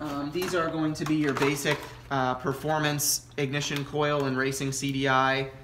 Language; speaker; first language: English; native; English